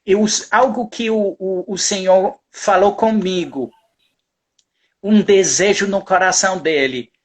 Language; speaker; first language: Portuguese; non-native, fluent; English